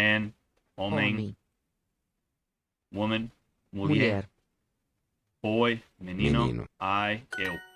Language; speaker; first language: Portuguese; non-native, learner; English